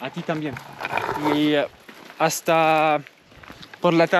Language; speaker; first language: Spanish; non-native, learner; French